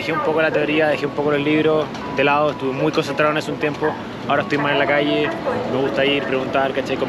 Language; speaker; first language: Spanish; native; Spanish